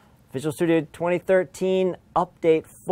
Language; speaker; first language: English; native; English